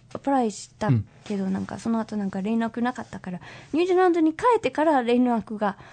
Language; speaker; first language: Japanese; non-native, fluent; English